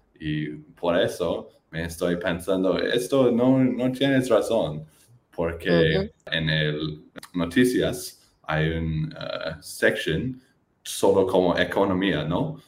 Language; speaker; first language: Spanish; non-native, learner; English